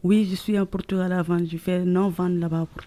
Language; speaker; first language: French; native; French